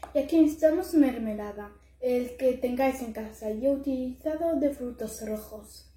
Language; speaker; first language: Spanish; non-native, learner; Arabic